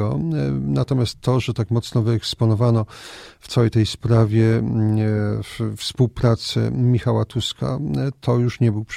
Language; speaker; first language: Polish; native; Polish